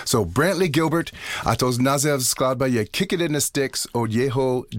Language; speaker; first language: Czech; non-native, learner; English